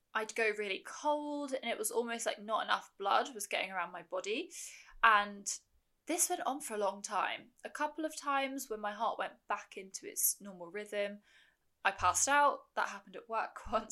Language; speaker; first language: English; native; English